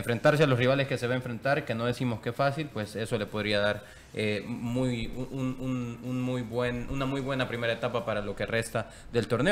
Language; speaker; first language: Spanish; native; Spanish